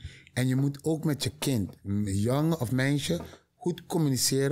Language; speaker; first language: Dutch; non-native, learner; Papiamento